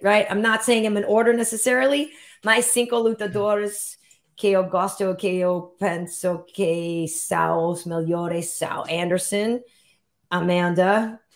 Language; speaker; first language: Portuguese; non-native, learner; English